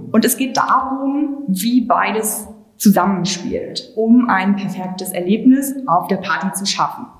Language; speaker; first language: German; native; German